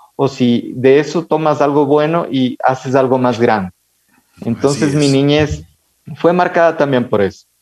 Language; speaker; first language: Spanish; native; Spanish